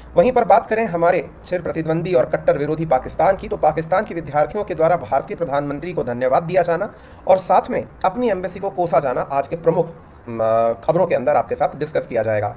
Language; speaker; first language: Hindi; native; Hindi